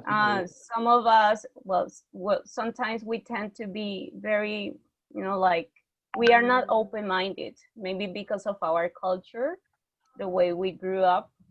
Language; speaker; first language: English; non-native, fluent; Spanish